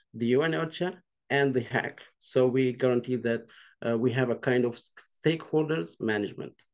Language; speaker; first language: English; non-native, fluent; Arabic